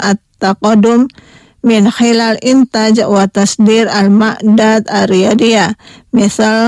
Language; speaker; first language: Arabic; non-native, fluent; Indonesian